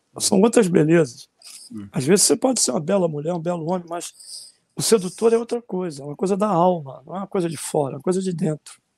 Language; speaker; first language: Portuguese; native; Portuguese